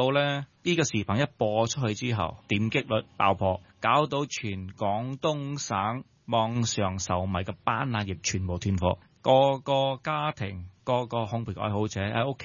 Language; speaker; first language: Cantonese; early bilingual, heritage; Cantonese